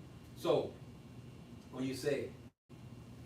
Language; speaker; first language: Spanish; non-native, fluent; English